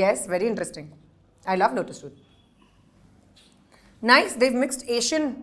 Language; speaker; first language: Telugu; non-native, local second language; Hindi